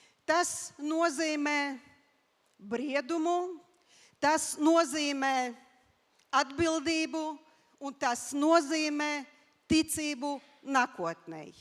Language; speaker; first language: Latvian; non-native, local second language; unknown